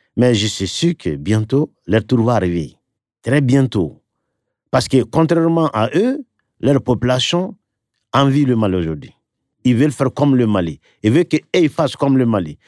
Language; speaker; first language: French; non-native, local second language; Bambara